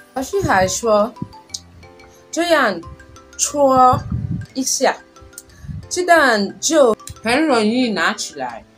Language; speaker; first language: Chinese; non-native, learner; Igbo